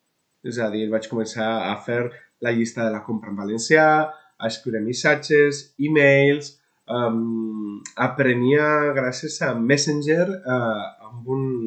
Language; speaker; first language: Catalan; non-native, local second language; Spanish